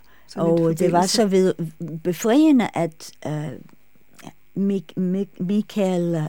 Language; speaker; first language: Danish; non-native, fluent; English